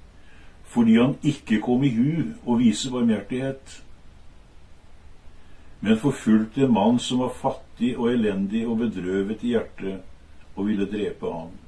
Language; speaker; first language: Norwegian; native; Norwegian